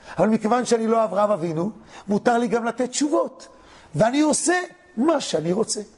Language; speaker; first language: Hebrew; native; Hebrew